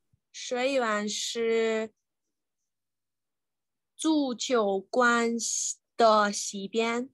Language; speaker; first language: Chinese; non-native, learner; English